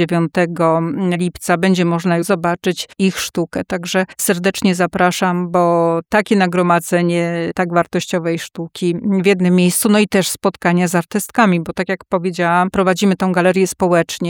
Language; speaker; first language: Polish; native; Polish